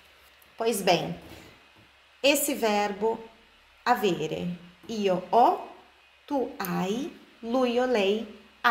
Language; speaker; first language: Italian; non-native, fluent; Portuguese